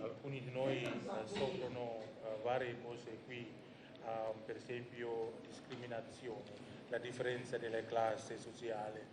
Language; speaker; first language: Italian; non-native, fluent; Indonesian